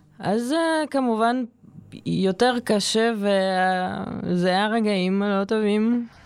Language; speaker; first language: Hebrew; non-native, fluent; Russian